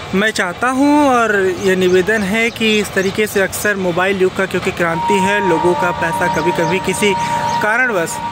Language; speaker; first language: Hindi; native; Hindi